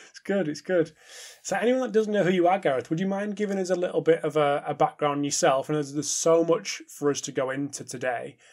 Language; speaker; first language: English; native; English